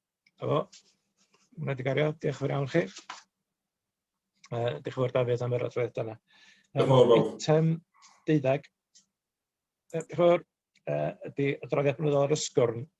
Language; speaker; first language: Welsh; native; Welsh